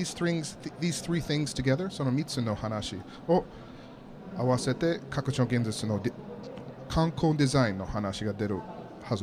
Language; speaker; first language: Japanese; non-native, learner; English